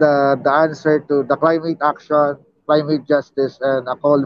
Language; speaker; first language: English; non-native, local second language; Filipino